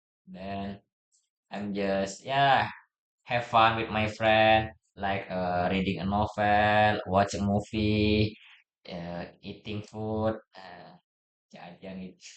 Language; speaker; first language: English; non-native, learner; Indonesian